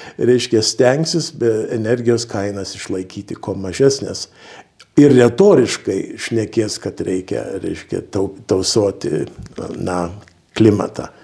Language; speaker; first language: Lithuanian; early bilingual, heritage; Lithuanian